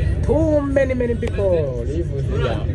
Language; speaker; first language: English; non-native, learner; Kinyarwanda